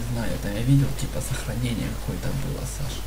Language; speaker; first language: Russian; native; Russian